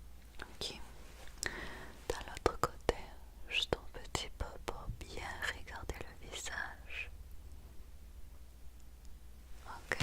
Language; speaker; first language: French; non-native, learner; English